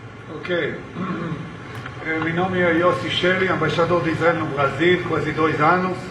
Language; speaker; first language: Portuguese; non-native, learner; Hebrew